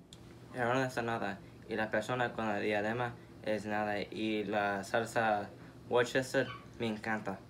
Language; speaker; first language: Spanish; non-native, learner; English